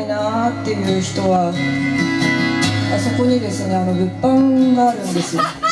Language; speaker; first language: Japanese; native; Japanese